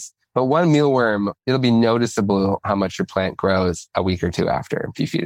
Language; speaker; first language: English; native; English